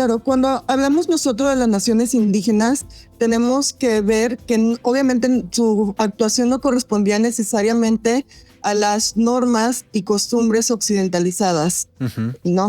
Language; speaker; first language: Spanish; native; Spanish